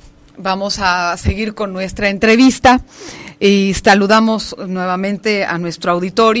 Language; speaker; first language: Spanish; native; Spanish